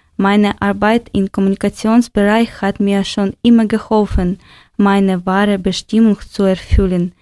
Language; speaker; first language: German; non-native, learner; Ukrainian